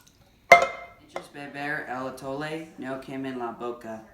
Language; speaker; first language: Spanish; non-native, learner; English